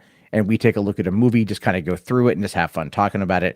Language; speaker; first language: English; native; English